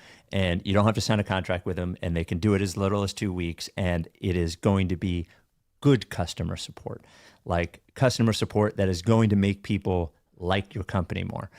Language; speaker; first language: English; native; English